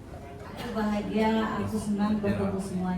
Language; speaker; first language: Indonesian; non-native, fluent; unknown